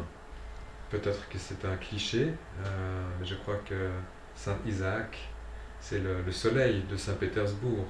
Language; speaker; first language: French; native; French